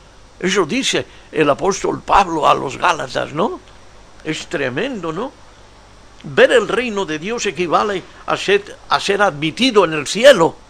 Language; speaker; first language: Spanish; native; Spanish